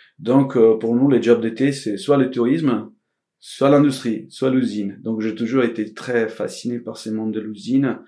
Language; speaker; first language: French; non-native, fluent; Italian